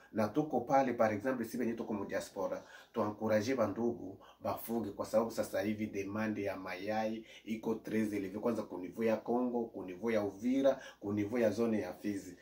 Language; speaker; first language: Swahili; native; Swahili